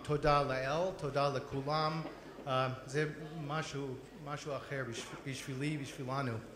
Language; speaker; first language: Hebrew; non-native, learner; English